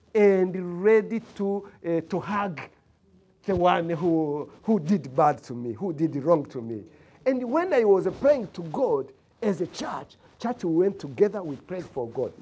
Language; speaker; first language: English; non-native, local second language; Kinyarwanda